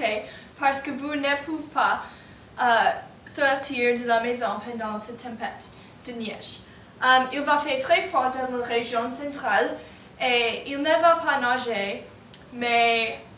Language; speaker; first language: French; non-native, learner; English